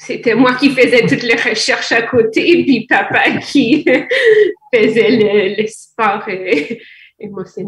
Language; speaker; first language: French; non-native, fluent; English